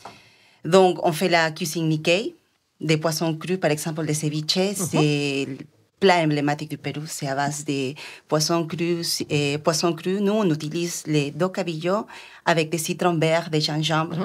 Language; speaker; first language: French; non-native, fluent; Spanish